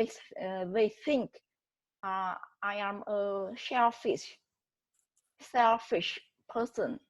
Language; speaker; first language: English; non-native, learner; Vietnamese